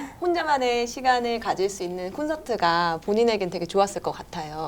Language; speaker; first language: Korean; native; Korean